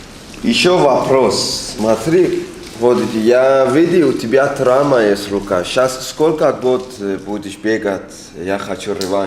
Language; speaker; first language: Russian; non-native, learner; Persian